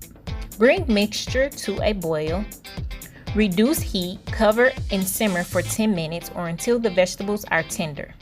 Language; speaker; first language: English; native; English